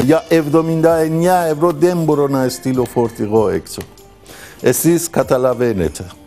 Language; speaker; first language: Greek; non-native, learner; Persian